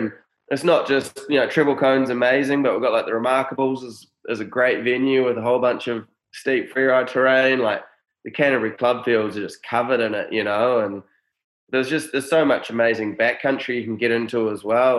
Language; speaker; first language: English; native; English